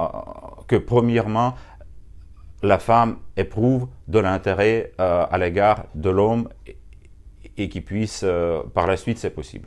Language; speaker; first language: French; non-native, fluent; Russian